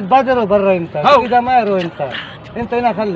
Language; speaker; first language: Arabic; non-native, learner; Sindhi